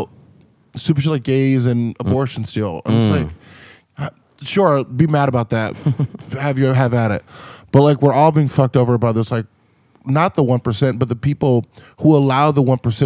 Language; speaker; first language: English; native; English